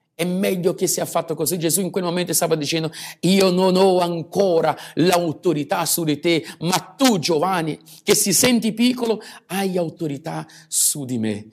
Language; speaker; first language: Italian; non-native, fluent; Portuguese